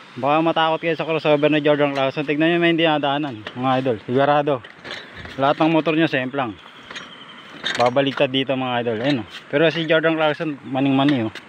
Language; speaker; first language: Filipino; native; Filipino